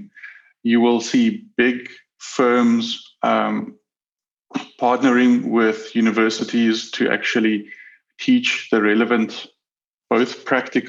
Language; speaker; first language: English; non-native, local second language; Afrikaans